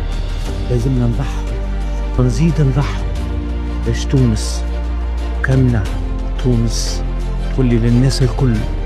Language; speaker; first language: Arabic; native; Arabic